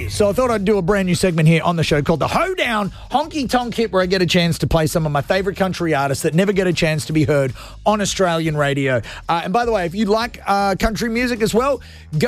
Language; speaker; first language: English; native; English